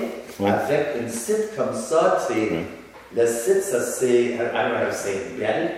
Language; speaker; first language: French; non-native, learner; English